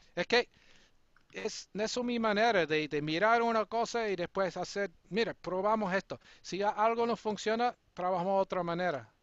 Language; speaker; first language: Spanish; non-native, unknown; English